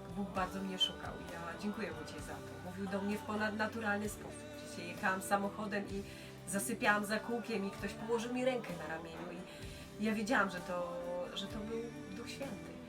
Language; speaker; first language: Polish; native; Polish